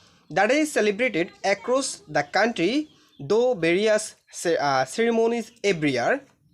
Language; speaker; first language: English; non-native, local second language; Bangla